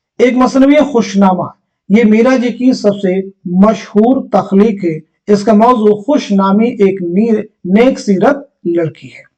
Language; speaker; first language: Urdu; native; Urdu